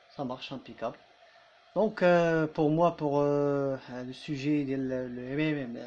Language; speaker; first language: French; non-native, local second language; Arabic